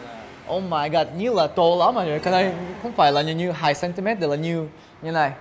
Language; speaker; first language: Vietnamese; non-native, learner; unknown